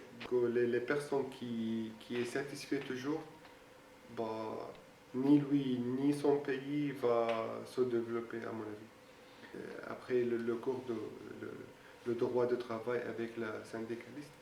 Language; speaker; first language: French; non-native, fluent; Arabic